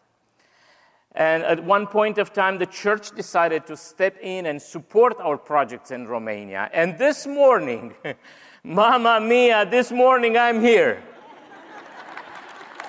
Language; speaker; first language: English; non-native, fluent; Romanian